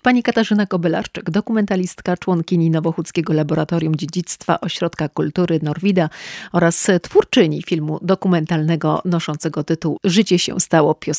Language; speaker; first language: Polish; native; Polish